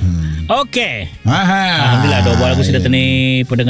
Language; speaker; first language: Malay; native; Malay